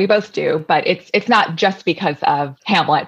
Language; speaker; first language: English; native; English